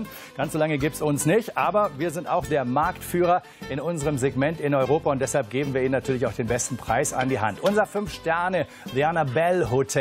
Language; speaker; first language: German; native; German